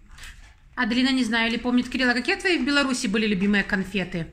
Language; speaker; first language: Russian; native; Russian